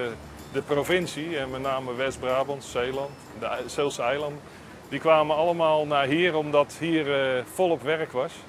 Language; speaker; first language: Dutch; native; Dutch